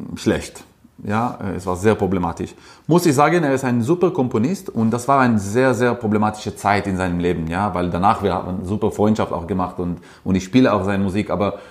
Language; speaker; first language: German; non-native, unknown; Italian